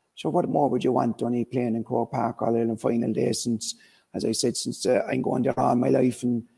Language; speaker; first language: English; native; English